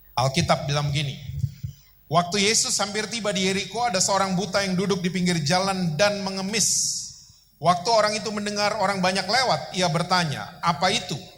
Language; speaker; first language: Indonesian; native; Indonesian